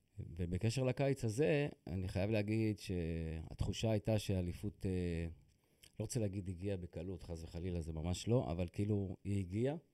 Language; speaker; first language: Hebrew; native; Hebrew